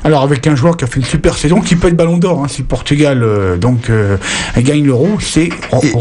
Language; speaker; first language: French; native; French